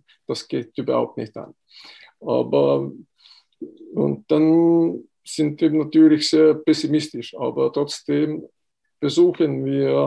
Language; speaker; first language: German; non-native, fluent; Estonian